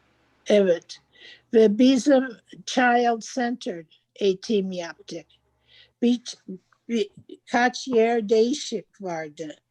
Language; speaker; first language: Turkish; non-native, learner; English